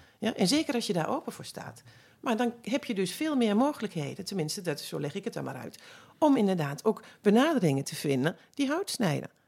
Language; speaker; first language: Dutch; native; Dutch